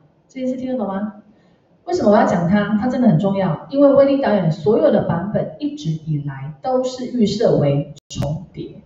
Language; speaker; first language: Chinese; native; Chinese